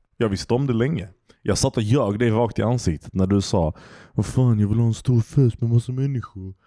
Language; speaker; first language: Swedish; early bilingual, other home language; Turkish